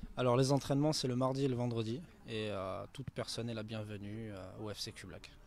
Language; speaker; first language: French; native; French